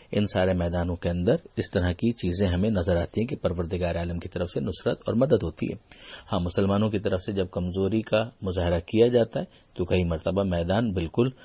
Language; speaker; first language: Urdu; native; Urdu